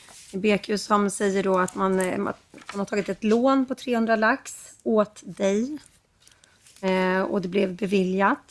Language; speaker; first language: Swedish; native; Swedish